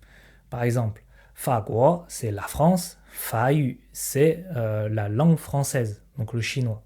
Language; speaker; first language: French; native; French